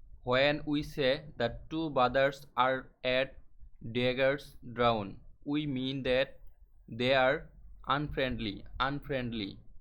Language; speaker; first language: English; non-native, local second language; Bangla